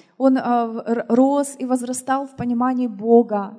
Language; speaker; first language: Russian; native; Russian